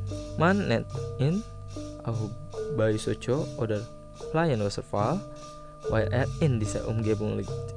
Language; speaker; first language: German; non-native, fluent; Indonesian